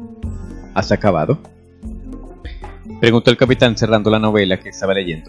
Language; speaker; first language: Spanish; native; Spanish